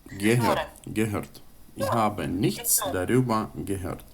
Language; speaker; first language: German; non-native, fluent; Ukrainian